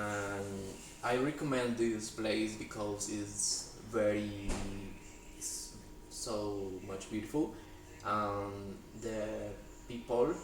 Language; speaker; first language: English; non-native, learner; Spanish